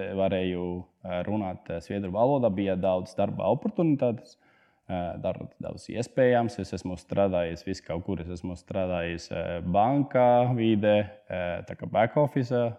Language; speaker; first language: Latvian; non-native, fluent; Spanish